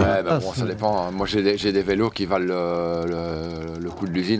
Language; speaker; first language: French; native; French